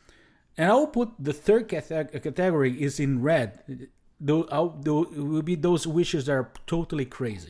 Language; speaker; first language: English; non-native, fluent; Portuguese